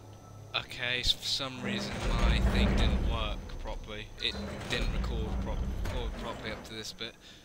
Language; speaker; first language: English; native; English